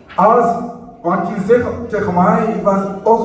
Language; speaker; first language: Dutch; non-native, learner; Lingala